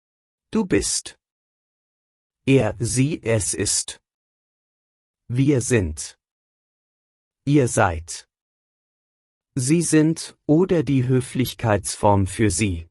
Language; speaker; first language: German; non-native, fluent; Persian